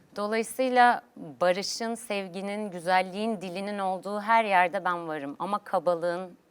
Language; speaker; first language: Turkish; native; Turkish